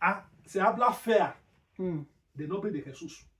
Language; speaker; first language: Spanish; non-native, learner; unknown